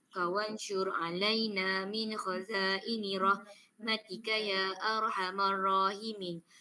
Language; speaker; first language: Arabic; non-native, learner; Malay